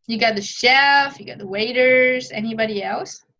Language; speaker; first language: English; non-native, fluent; Vietnamese